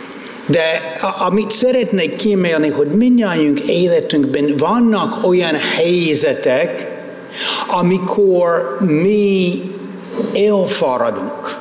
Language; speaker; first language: Hungarian; non-native, fluent; English